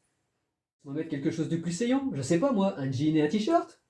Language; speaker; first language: French; native; French